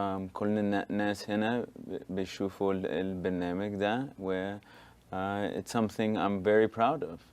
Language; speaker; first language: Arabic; early bilingual, heritage; Arabic